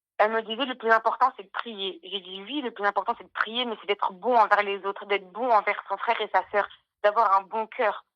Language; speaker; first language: French; native; French